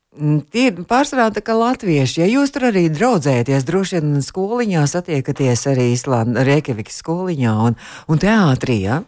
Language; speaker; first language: Latvian; native; Latvian